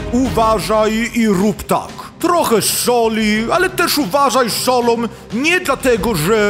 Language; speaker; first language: Polish; early bilingual, heritage; Polish